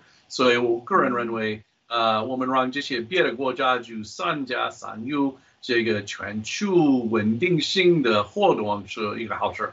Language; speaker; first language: Chinese; non-native, fluent; English